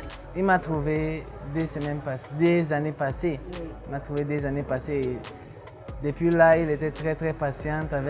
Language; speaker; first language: French; non-native, local second language; English